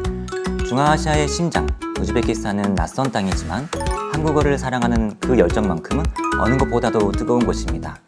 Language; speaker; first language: Korean; native; Korean